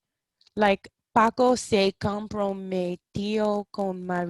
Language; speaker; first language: Spanish; non-native, learner; English